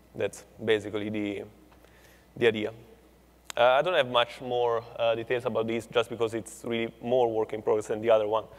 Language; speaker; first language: English; non-native, fluent; Italian